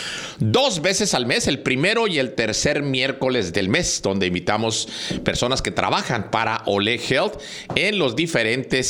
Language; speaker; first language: Spanish; native; Spanish